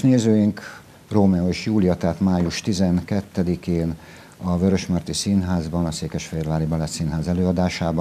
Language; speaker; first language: Hungarian; native; Hungarian